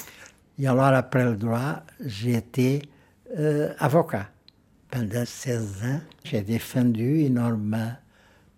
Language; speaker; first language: French; non-native, fluent; Portuguese